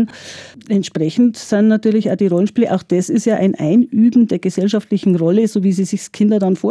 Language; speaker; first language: German; native; German